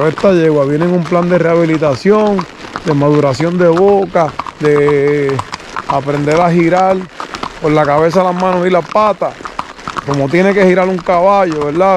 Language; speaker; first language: Spanish; native; Spanish